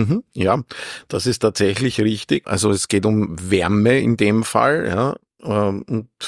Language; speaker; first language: German; native; German